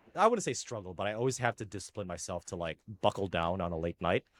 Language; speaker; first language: English; early bilingual, other home language; Filipino